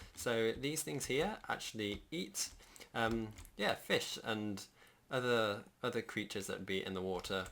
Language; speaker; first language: English; native; English